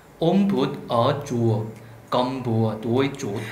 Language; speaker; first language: Vietnamese; non-native, learner; Korean